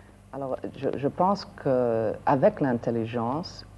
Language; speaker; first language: French; non-native, fluent; English